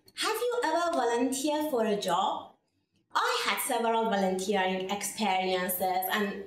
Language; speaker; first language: English; non-native, fluent; Persian